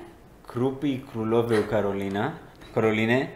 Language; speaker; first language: Polish; non-native, learner; Hebrew